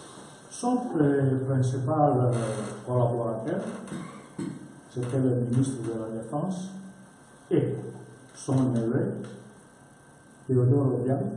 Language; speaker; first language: French; non-native, learner; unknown